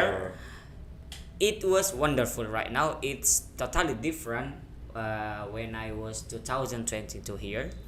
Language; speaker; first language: English; non-native, fluent; Indonesian